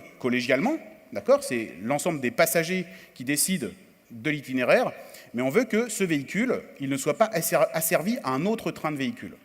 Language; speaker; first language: French; native; French